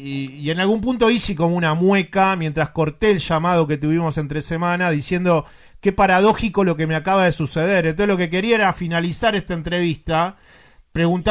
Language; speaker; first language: Spanish; native; Spanish